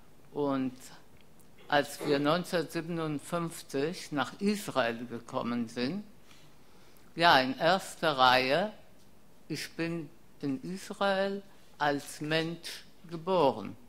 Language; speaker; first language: German; non-native, fluent; Polish